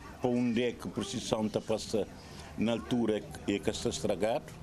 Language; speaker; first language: Portuguese; non-native, local second language; Kabuverdianu